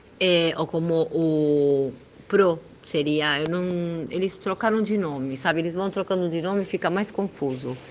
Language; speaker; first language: Portuguese; early bilingual, heritage; Portuguese